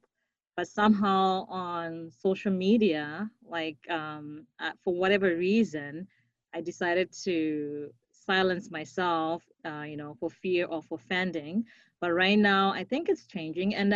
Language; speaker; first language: English; non-native, local second language; Shona